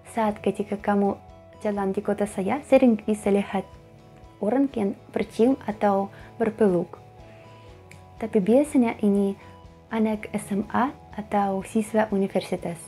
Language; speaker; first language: Indonesian; non-native, fluent; Russian